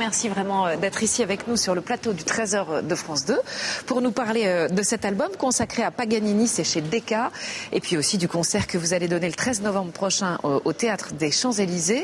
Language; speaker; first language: French; native; French